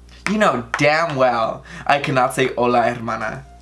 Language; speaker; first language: English; early bilingual, other home language; Spanish